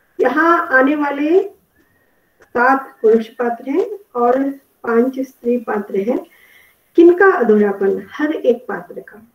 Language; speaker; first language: Hindi; non-native, local second language; Kannada